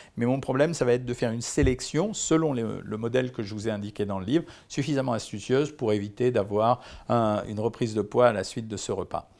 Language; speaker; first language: French; native; French